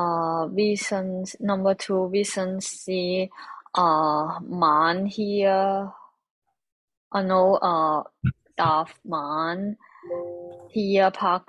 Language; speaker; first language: German; non-native, learner; Chinese